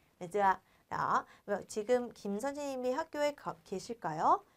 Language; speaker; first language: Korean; non-native, fluent; Vietnamese